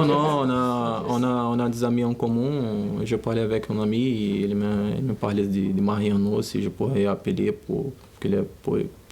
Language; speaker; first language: French; non-native, learner; Portuguese